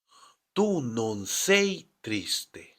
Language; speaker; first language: Italian; non-native, fluent; Spanish